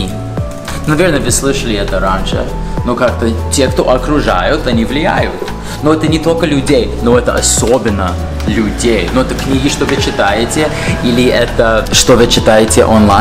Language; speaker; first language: Russian; non-native, fluent; English